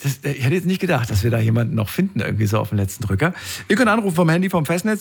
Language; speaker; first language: German; native; German